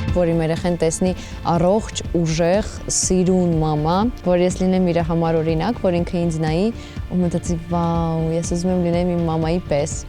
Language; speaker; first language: Armenian; early bilingual, heritage; Armenian